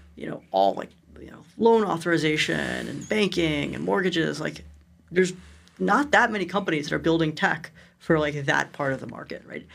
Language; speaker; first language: English; native; English